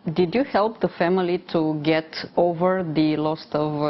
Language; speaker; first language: English; non-native, fluent; Romanian